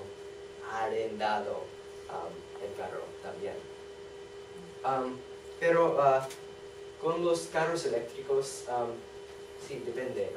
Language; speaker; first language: Spanish; non-native, learner; English